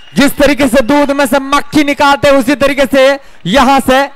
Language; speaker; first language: Hindi; non-native, local second language; Marathi